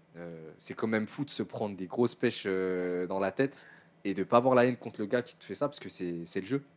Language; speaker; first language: French; native; French